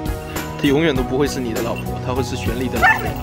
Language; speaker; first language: Chinese; native; Chinese